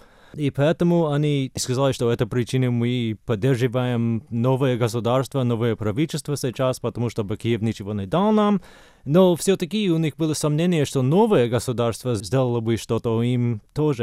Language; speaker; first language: Russian; non-native, fluent; English